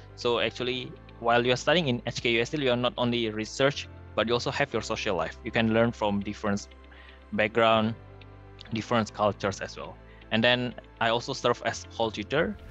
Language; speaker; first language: English; non-native, fluent; Indonesian